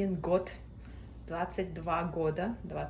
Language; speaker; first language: Russian; early bilingual, heritage; Russian